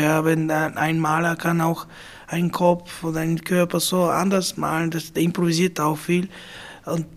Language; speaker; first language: German; non-native, fluent; Bulgarian